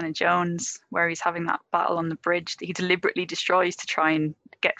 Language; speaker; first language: English; native; English